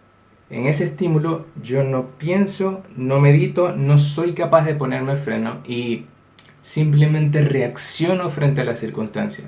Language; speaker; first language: Spanish; native; Spanish